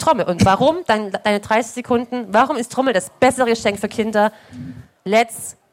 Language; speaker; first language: German; native; German